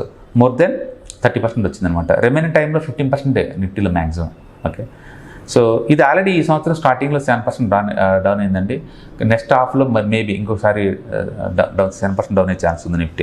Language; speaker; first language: Telugu; native; Telugu